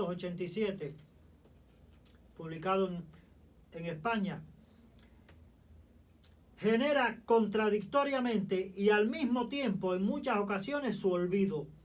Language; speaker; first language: Spanish; native; Spanish